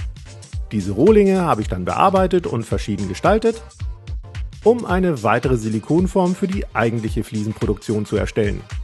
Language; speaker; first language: German; native; German